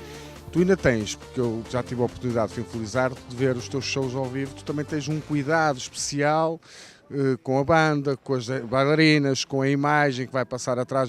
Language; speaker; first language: Portuguese; native; Portuguese